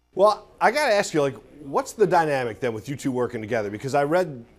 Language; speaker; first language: English; native; English